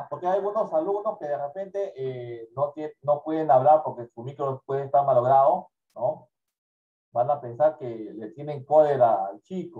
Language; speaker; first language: Spanish; native; Spanish